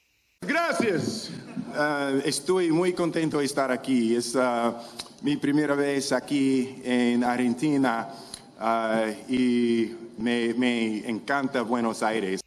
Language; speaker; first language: Spanish; non-native, learner; English